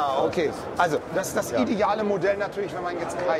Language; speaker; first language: German; native; German